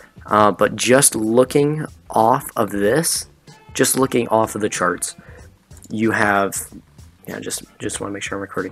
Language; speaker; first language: English; native; English